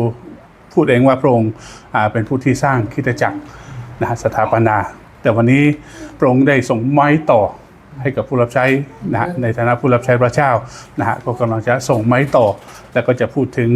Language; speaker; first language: Thai; native; Thai